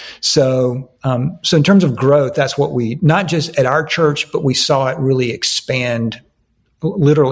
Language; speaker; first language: English; native; English